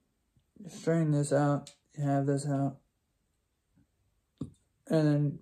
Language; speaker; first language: English; native; English